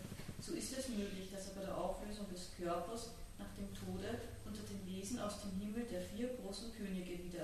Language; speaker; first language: German; native; German